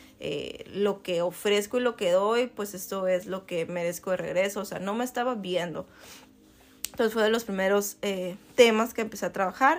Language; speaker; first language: Spanish; native; Spanish